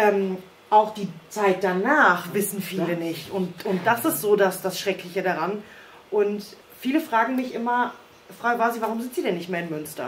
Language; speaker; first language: German; early bilingual, other home language; Croatian